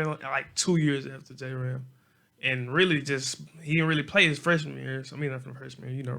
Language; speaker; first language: English; native; English